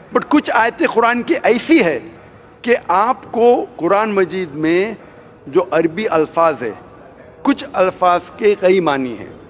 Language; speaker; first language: Hindi; non-native, local second language; Konkani